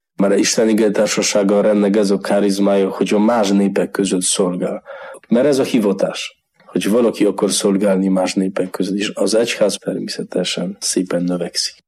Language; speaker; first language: Hungarian; non-native, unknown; Polish